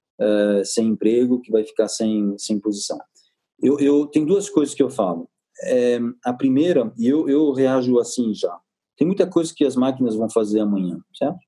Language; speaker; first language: Portuguese; non-native, fluent; French